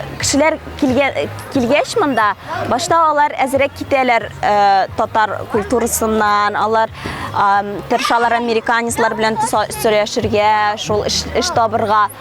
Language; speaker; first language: Tatar; native; Tatar